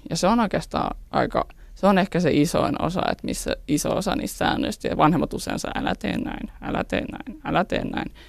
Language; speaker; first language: Finnish; native; Finnish